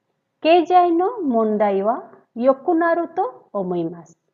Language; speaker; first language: Japanese; non-native, fluent; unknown